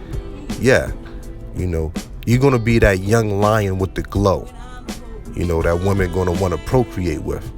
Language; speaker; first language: English; native; English